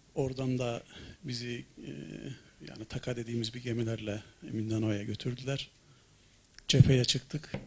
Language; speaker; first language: Turkish; native; Turkish